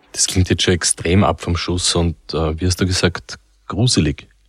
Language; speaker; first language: German; native; German